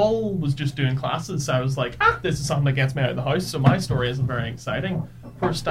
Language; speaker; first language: English; native; English